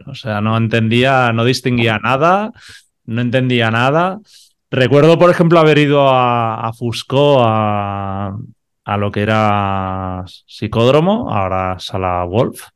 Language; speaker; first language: Spanish; non-native, local second language; Catalan